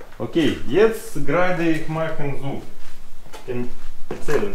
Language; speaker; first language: German; non-native, learner; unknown